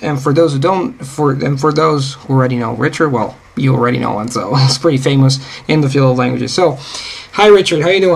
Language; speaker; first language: English; non-native, fluent; Italian